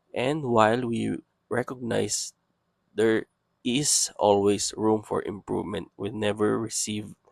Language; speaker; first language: English; non-native, local second language; Filipino